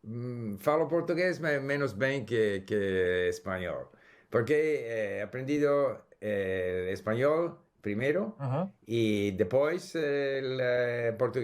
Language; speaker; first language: Spanish; non-native, learner; Portuguese